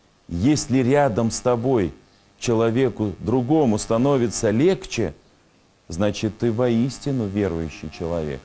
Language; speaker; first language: Russian; native; Russian